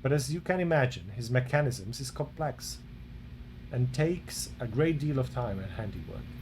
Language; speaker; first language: English; non-native, fluent; Slovak